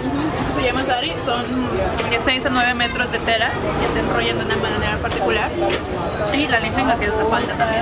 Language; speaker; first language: Spanish; native; Spanish